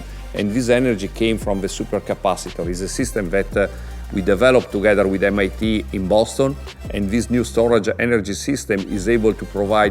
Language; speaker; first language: English; non-native, fluent; Italian